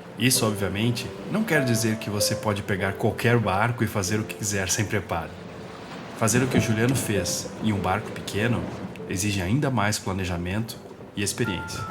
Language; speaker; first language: Portuguese; native; Portuguese